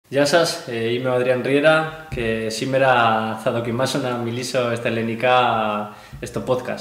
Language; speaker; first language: Greek; non-native, learner; Spanish